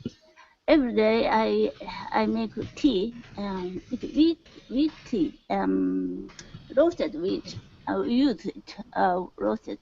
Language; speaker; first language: English; non-native, learner; Japanese